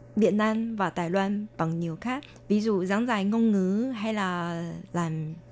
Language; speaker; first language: Vietnamese; non-native, fluent; Chinese